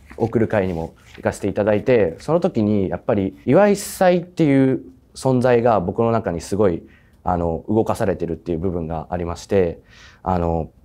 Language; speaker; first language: Japanese; native; Japanese